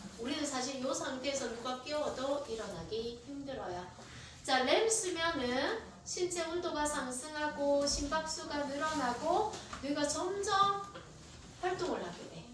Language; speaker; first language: Korean; native; Korean